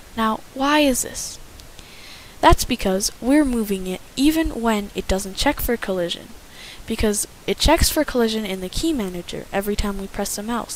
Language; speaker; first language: English; native; English